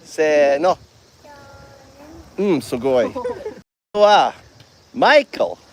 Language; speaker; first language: Japanese; non-native, learner; English